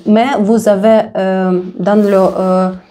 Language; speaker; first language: French; non-native, learner; Russian